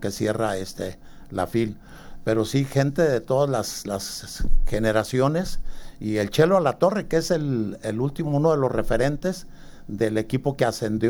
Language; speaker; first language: Spanish; native; Spanish